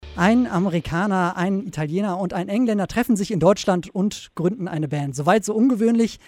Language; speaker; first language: German; native; German